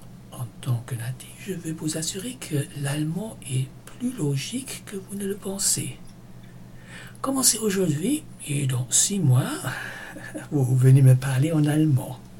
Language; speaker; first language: French; non-native, fluent; German